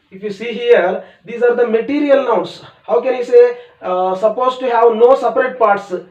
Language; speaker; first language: English; non-native, local second language; Telugu